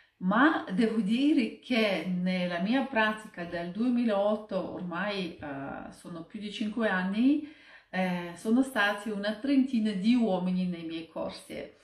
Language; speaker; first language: Italian; non-native, fluent; Russian